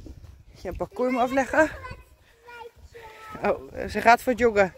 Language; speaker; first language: Dutch; native; Dutch